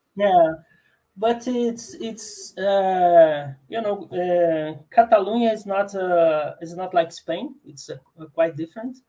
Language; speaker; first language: English; non-native, learner; Portuguese